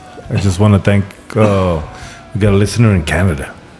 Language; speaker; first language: English; early bilingual, other home language; Spanish